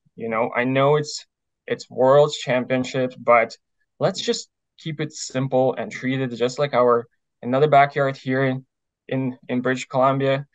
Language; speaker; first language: English; non-native, fluent; Ukrainian